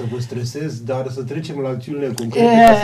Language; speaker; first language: Romanian; native; Romanian